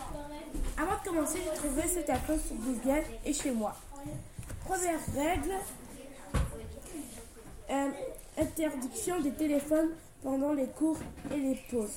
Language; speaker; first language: French; native; French